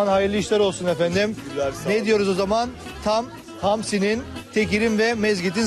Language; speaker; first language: Turkish; native; Turkish